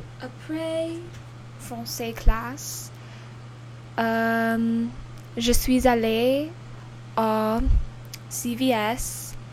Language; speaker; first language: French; non-native, learner; English